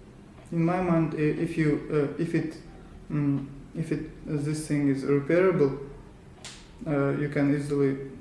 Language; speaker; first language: English; non-native, learner; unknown